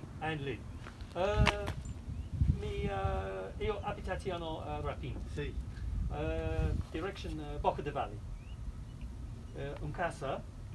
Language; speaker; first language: Italian; non-native, learner; English